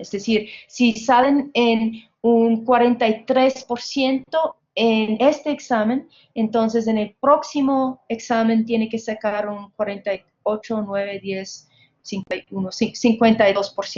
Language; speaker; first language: Spanish; non-native, fluent; English